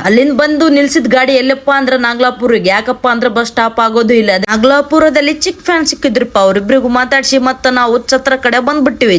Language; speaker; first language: Kannada; non-native, local second language; Lambadi